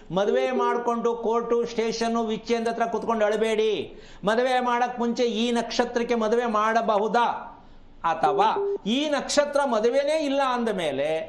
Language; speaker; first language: Kannada; native; Kannada